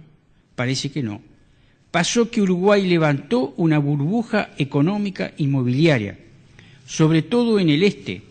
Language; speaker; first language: Spanish; native; Spanish